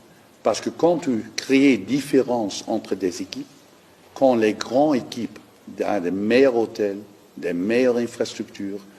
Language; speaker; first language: French; non-native, fluent; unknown